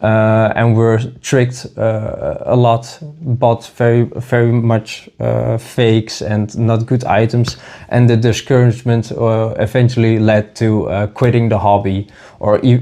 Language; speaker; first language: English; non-native, fluent; Dutch